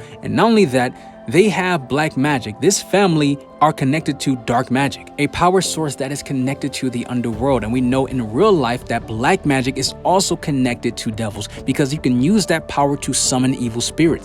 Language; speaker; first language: English; native; English